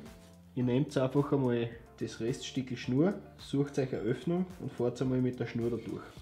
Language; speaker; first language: German; native; German